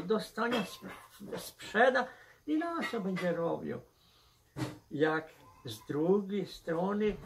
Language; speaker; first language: Polish; early bilingual, heritage; Polish